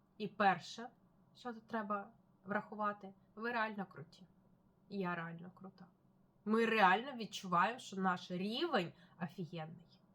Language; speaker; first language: Ukrainian; non-native, local second language; Russian